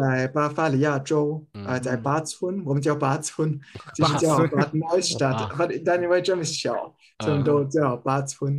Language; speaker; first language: Chinese; non-native, fluent; German